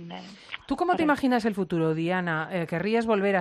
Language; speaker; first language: Spanish; native; Spanish